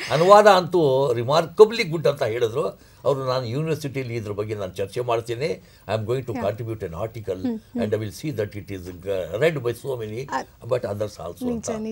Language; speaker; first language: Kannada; non-native, local second language; Urdu